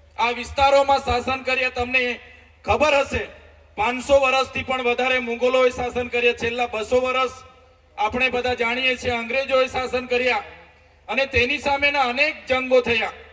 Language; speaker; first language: Gujarati; non-native, local second language; Vasavi